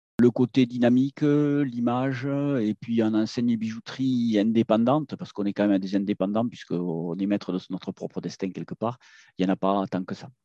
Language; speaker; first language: French; native; French